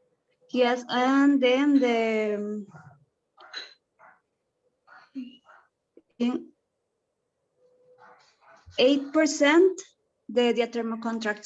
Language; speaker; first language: English; non-native, learner; Spanish